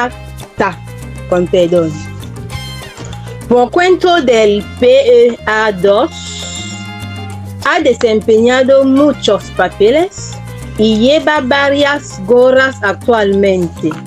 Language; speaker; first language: Spanish; non-native, fluent; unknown